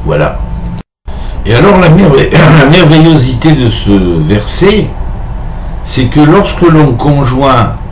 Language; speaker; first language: French; native; French